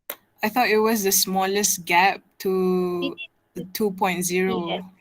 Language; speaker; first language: English; non-native, local second language; Malay